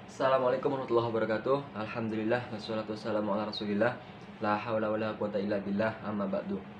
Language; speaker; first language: Indonesian; non-native, local second language; Madurese